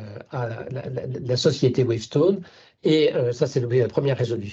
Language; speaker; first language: French; native; French